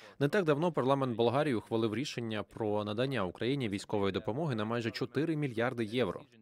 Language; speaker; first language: Ukrainian; native; Ukrainian